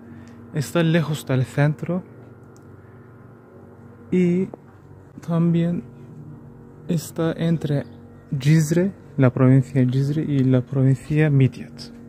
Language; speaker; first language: Spanish; non-native, learner; Turkish